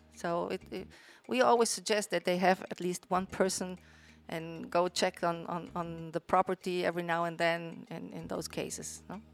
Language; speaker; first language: English; non-native, fluent; Spanish